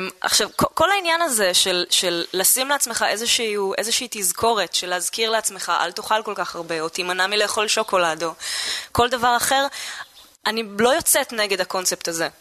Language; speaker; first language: Hebrew; native; Hebrew